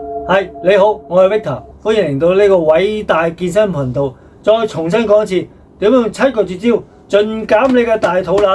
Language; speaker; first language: Cantonese; native; Cantonese